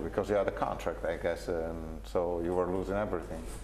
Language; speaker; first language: English; non-native, fluent; Italian